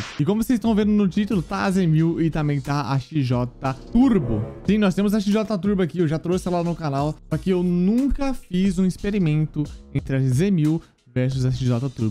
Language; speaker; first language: Portuguese; native; Portuguese